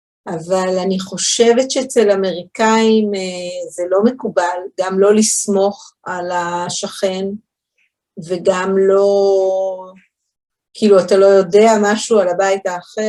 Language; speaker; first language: Hebrew; early bilingual, other home language; English